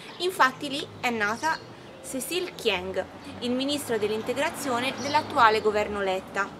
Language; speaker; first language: Italian; native; Italian